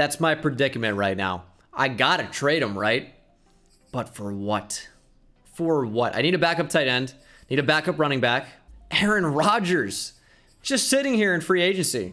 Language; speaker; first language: English; native; English